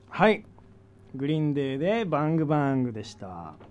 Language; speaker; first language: Japanese; native; Japanese